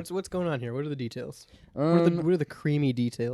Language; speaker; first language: English; native; English